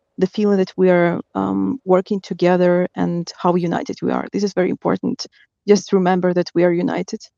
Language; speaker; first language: English; non-native, fluent; Ukrainian